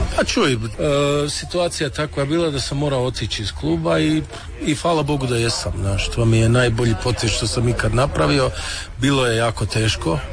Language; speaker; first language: Serbian; early bilingual, heritage; Croatian